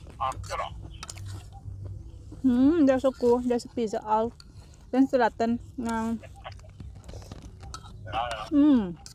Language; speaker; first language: Norwegian; non-native, learner; Thai